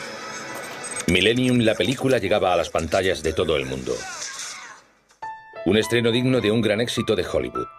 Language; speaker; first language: Spanish; native; Spanish